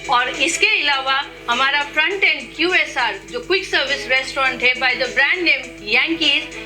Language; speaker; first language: Hindi; non-native, local second language; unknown